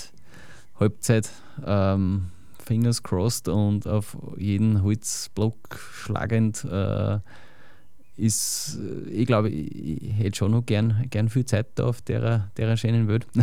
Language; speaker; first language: German; native; German